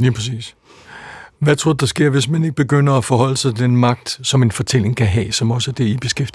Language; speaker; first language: Danish; native; Danish